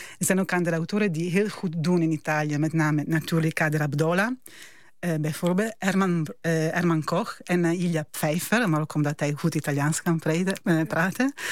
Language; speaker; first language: Dutch; non-native, fluent; Italian